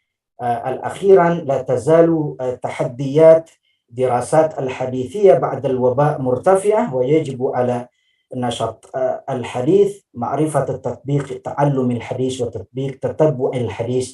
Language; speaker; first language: Arabic; non-native, fluent; Indonesian